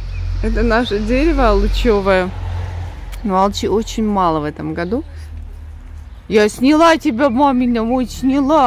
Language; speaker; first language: Russian; native; Russian